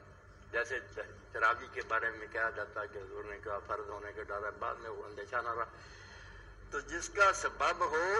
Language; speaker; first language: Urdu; non-native, local second language; Punjabi